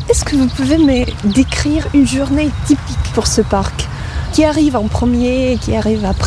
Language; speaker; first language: French; native; French